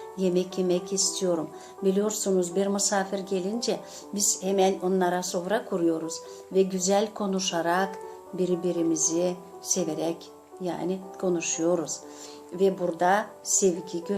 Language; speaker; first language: Turkish; non-native, fluent; Gagauz